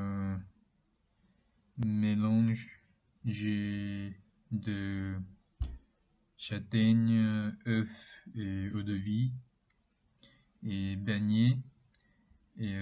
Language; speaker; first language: French; non-native, learner; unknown